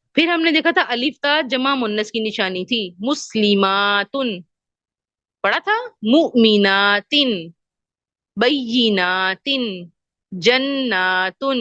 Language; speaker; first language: Urdu; native; Urdu